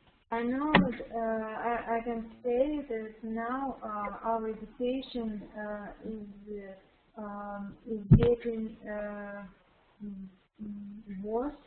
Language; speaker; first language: English; non-native, learner; Russian